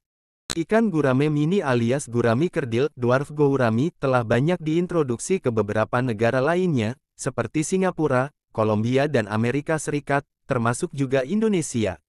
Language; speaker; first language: Indonesian; native; Indonesian